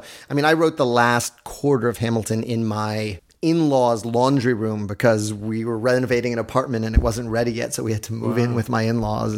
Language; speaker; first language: English; native; English